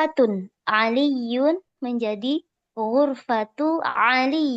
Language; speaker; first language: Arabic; non-native, learner; Indonesian